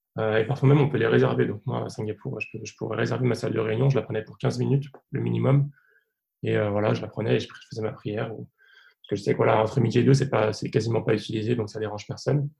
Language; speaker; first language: French; native; French